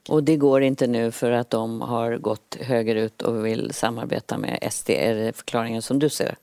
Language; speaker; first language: Swedish; native; Swedish